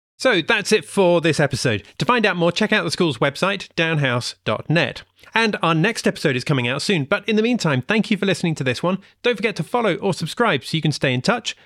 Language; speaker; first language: English; native; English